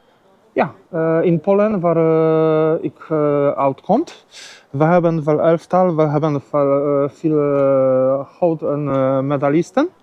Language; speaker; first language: Dutch; non-native, learner; Polish